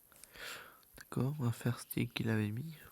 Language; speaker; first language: French; native; French